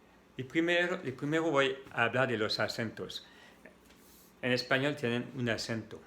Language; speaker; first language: Spanish; non-native, fluent; French